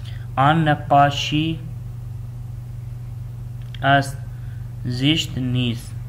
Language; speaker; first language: Persian; non-native, fluent; Urdu